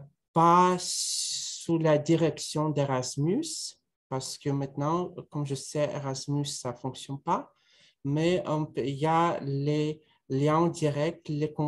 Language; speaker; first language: French; non-native, fluent; Russian